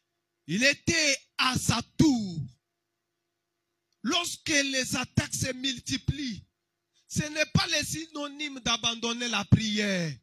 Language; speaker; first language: French; non-native, local second language; Lingala